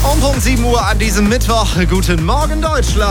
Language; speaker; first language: German; native; German